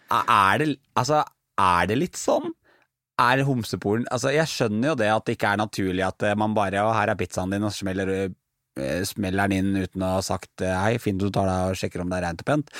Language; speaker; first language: Norwegian; native; Norwegian